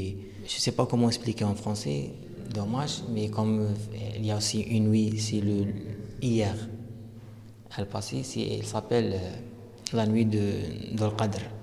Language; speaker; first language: French; non-native, learner; Arabic